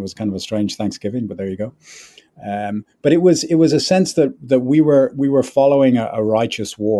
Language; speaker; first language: English; native; English